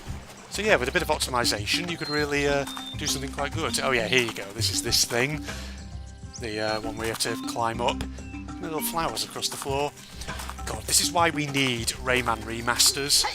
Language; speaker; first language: English; native; English